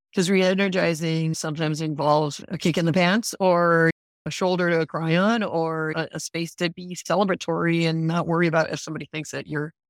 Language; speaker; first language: English; non-native, fluent; Spanish